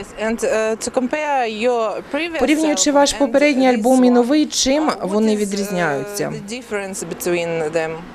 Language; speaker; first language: Ukrainian; native; Ukrainian